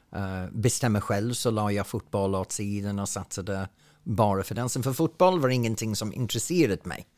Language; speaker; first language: Swedish; non-native, fluent; English